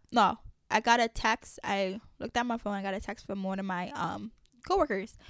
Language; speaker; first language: English; early bilingual, other home language; Haitian Creole